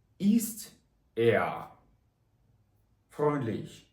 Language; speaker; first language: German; non-native, fluent; Ukrainian